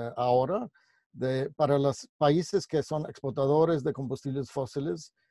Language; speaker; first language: Spanish; non-native, fluent; English